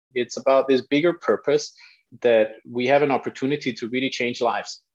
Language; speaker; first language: English; non-native, fluent; Danish